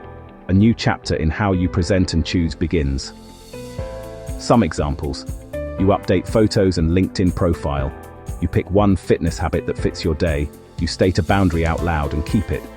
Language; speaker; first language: English; native; English